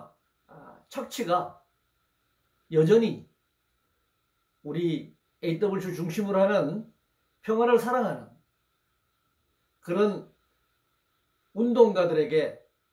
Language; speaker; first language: Korean; native; Korean